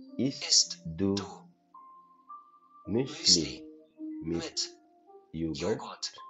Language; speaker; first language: German; non-native, learner; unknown